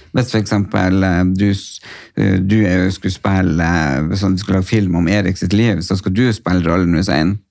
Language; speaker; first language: Norwegian; native; Norwegian